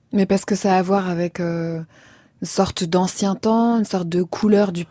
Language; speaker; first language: French; native; French